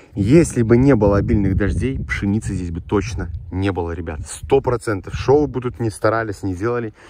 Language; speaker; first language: Russian; native; Russian